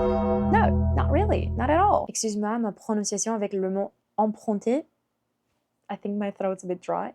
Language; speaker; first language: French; non-native, fluent; Portuguese